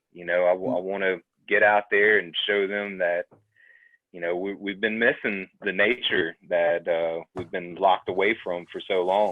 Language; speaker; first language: English; native; English